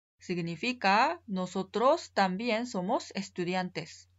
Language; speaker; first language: Spanish; non-native, fluent; Korean